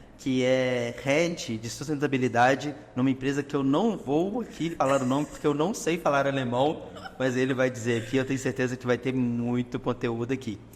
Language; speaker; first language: Portuguese; native; Portuguese